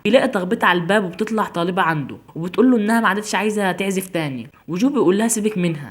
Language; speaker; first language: Arabic; native; Arabic